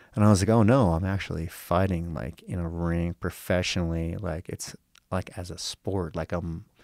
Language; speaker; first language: English; native; English